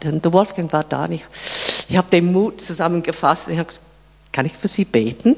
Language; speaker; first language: German; non-native, fluent; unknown